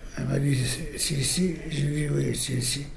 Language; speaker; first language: French; non-native, learner; Arabic